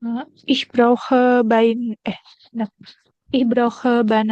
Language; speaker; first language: German; non-native, learner; Indonesian